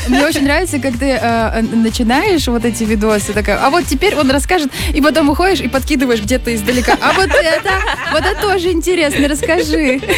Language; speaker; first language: Russian; native; Russian